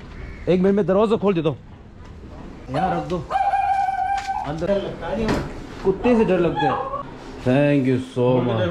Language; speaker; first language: Hindi; non-native, local second language; Tibetan